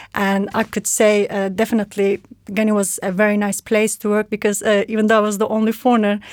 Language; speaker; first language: English; non-native, fluent; Turkish